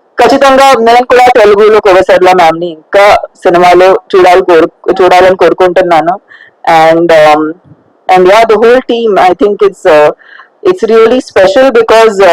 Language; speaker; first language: Telugu; non-native, fluent; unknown